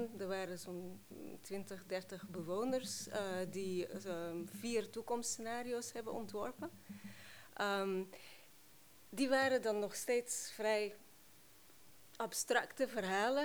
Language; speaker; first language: Dutch; non-native, fluent; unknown